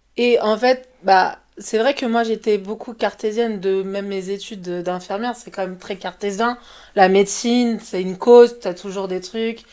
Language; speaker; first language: French; early bilingual, other home language; Portuguese